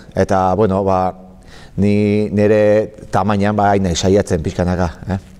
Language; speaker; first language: Basque; native; Basque